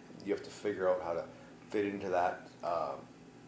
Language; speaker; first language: English; native; English